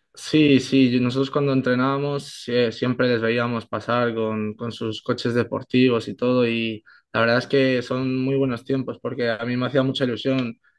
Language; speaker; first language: Spanish; native; Spanish